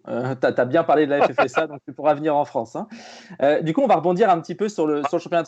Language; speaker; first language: French; native; French